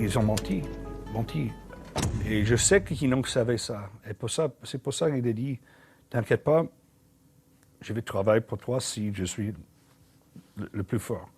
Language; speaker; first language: French; non-native, learner; English